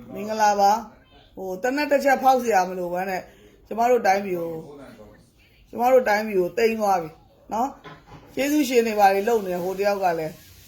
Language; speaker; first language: Burmese; native; Burmese